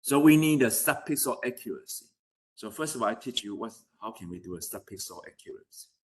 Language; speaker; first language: English; non-native, fluent; Chinese